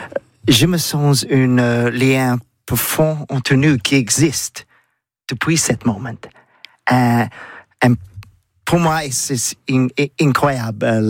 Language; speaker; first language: French; non-native, learner; English